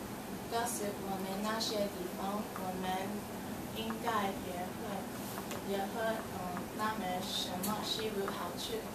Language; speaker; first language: Chinese; non-native, learner; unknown